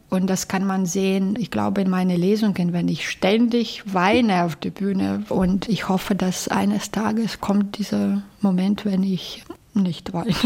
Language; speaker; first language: German; non-native, fluent; Belarusian